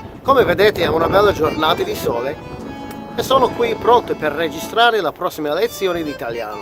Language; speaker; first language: Italian; non-native, fluent; English